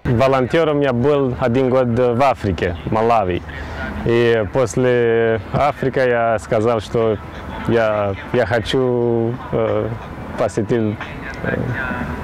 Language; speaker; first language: Russian; non-native, learner; Romanian